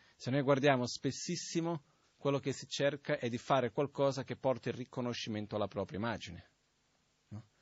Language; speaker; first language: Italian; non-native, fluent; Portuguese